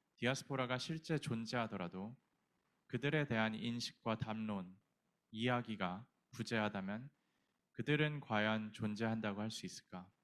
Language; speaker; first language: Korean; native; Korean